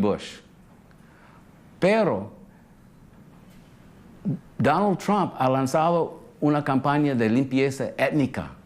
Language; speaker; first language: Spanish; early bilingual, heritage; English